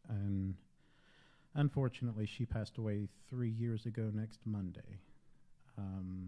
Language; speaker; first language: English; native; English